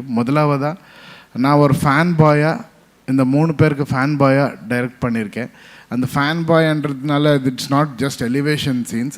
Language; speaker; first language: Tamil; non-native, local second language; Kannada